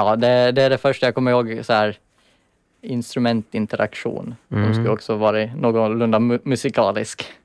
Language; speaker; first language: Swedish; native; Swedish